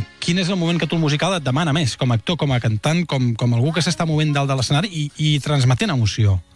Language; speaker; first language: Catalan; native; Catalan